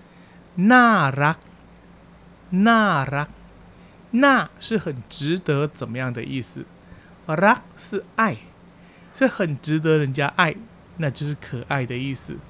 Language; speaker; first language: Chinese; early bilingual, heritage; Chinese